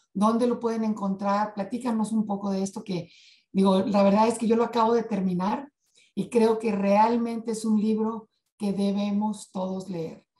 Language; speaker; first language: Spanish; native; Spanish